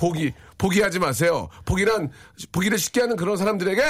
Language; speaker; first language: Korean; native; Korean